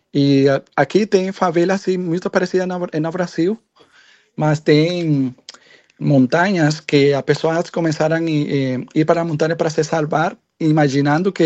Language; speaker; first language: Portuguese; non-native, learner; Spanish